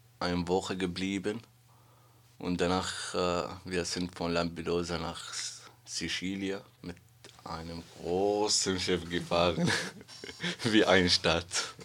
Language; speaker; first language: German; non-native, learner; Arabic